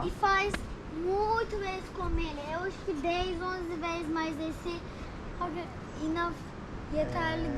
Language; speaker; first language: Portuguese; non-native, learner; Turkish